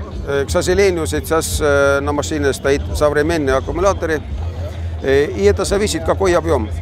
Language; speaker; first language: Russian; non-native, fluent; Estonian